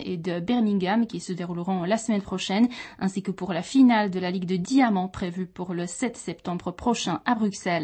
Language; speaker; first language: French; non-native, fluent; Czech